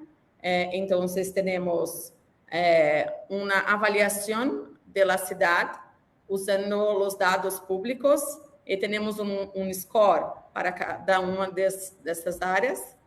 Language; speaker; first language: Spanish; non-native, learner; Portuguese